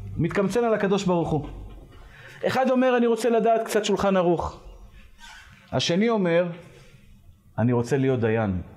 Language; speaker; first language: Hebrew; native; Hebrew